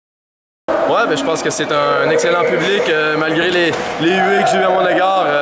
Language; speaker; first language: French; native; French